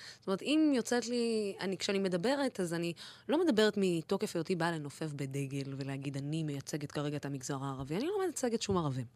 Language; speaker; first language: Hebrew; non-native, local second language; Arabic